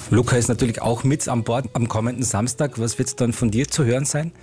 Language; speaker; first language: German; native; German